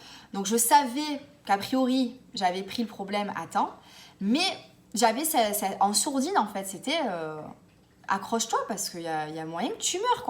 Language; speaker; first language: French; native; French